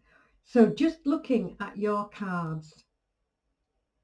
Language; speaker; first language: English; native; English